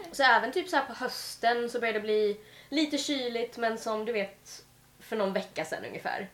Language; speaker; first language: Swedish; early bilingual, heritage; Swedish